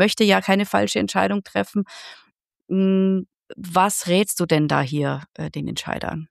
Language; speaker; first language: German; native; German